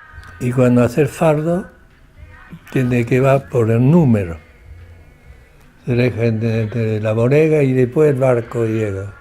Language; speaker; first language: Spanish; non-native, local second language; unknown